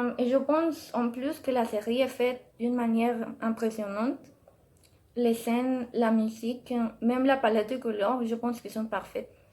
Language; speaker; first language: French; non-native, learner; Spanish